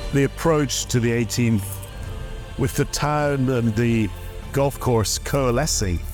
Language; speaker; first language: English; native; English